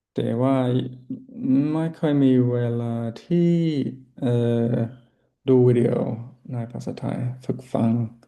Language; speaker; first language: Thai; non-native, learner; English